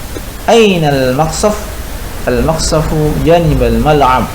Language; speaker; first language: Arabic; non-native, fluent; Indonesian